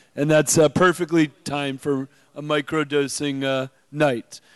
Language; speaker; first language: English; native; English